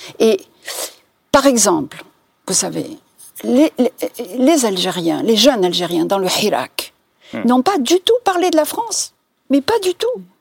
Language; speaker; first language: French; non-native, local second language; Arabic